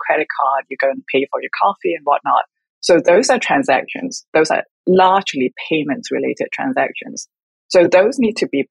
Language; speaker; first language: English; non-native, local second language; Cantonese